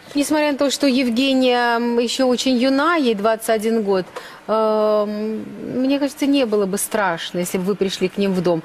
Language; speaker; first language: Russian; native; Russian